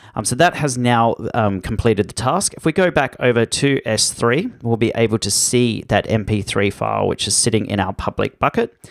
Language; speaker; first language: English; native; English